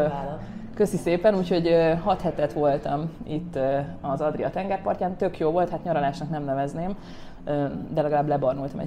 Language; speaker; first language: Hungarian; native; Hungarian